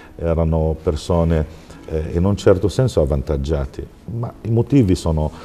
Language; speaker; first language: Italian; non-native, fluent; Arabic